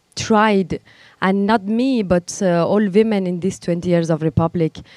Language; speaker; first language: English; non-native, fluent; Persian